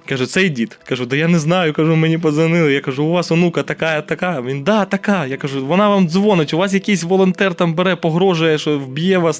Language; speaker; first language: Ukrainian; non-native, local second language; Russian